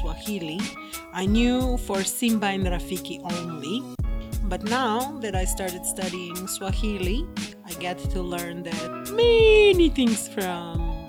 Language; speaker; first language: English; non-native, fluent; Slovenian